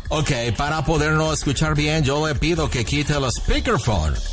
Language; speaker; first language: Spanish; non-native, fluent; English